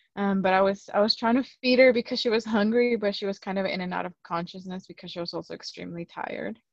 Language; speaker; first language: English; early bilingual, other home language; Spanish